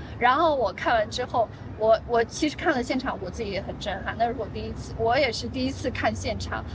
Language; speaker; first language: Chinese; native; Chinese